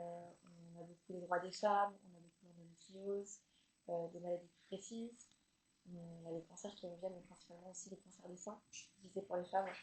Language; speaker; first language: French; native; French